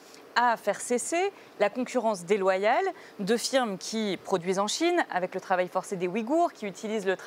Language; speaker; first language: French; native; French